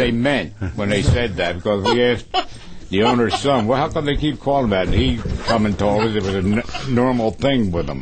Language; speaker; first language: English; native; English